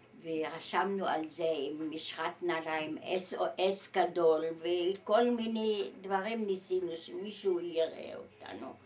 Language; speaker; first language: Hebrew; early bilingual, other home language; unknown